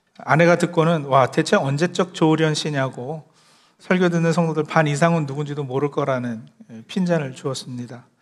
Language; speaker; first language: Korean; early bilingual, heritage; Korean